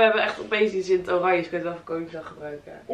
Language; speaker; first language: Dutch; native; Dutch